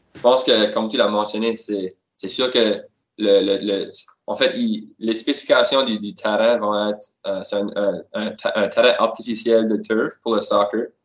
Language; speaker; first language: French; native; French